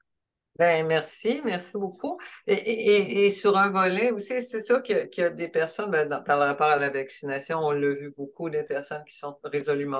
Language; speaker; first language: French; native; French